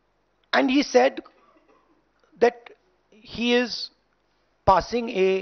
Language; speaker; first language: Hindi; native; Hindi